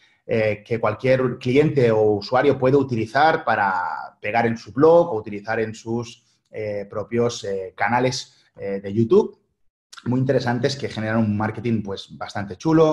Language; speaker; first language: Spanish; native; Spanish